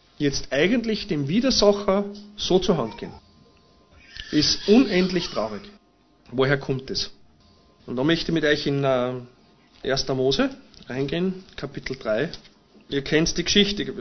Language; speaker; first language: German; native; German